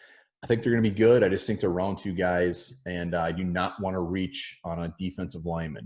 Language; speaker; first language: English; native; English